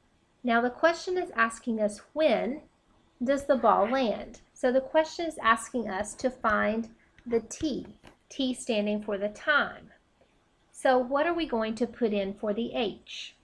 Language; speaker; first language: English; native; English